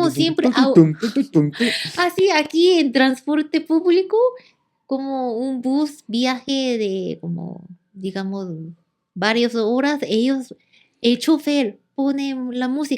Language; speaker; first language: Spanish; non-native, learner; Korean